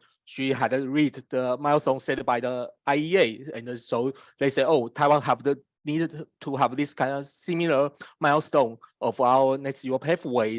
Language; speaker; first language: English; non-native, fluent; Chinese